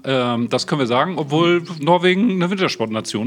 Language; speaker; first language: German; native; German